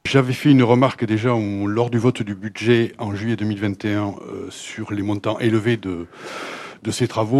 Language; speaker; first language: French; native; French